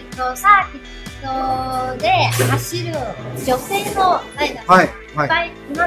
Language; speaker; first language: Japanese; non-native, fluent; Chinese